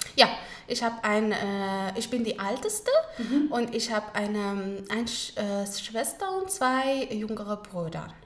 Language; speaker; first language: German; non-native, learner; Pashto